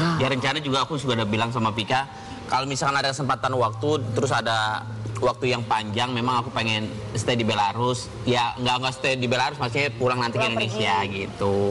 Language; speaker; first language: Indonesian; native; Indonesian